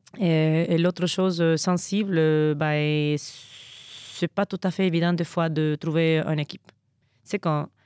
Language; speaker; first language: French; non-native, fluent; Spanish